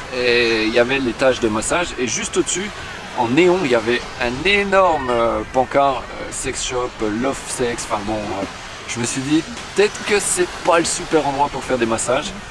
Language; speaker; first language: French; native; French